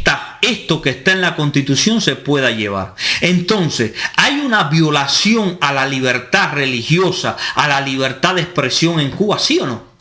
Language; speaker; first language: Spanish; native; Spanish